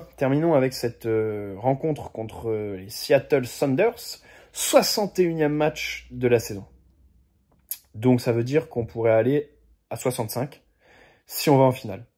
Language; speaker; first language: French; native; French